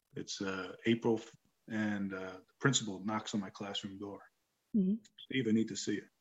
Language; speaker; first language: English; native; English